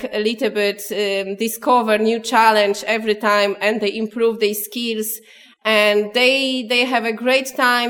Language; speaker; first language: English; non-native, learner; Polish